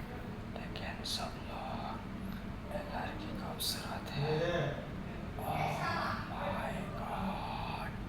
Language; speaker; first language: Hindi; non-native, learner; Bangla